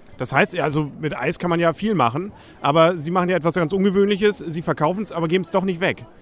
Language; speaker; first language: German; native; German